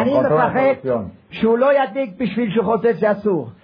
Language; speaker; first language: Hebrew; non-native, fluent; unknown